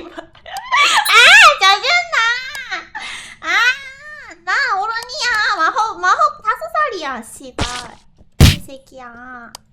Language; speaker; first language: Korean; non-native, fluent; Japanese